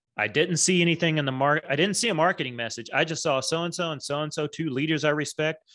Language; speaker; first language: English; native; English